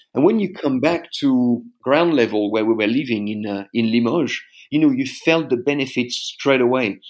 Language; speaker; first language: English; non-native, fluent; French